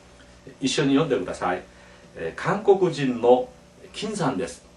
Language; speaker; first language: Japanese; non-native, fluent; Korean